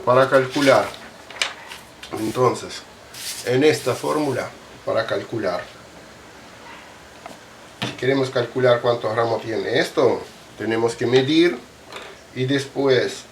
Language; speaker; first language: Spanish; non-native, fluent; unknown